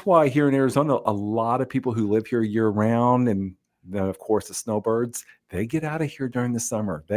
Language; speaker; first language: English; native; English